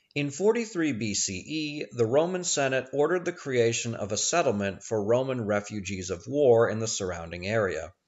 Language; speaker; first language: English; native; English